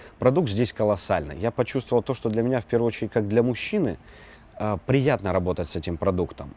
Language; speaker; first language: Russian; native; Russian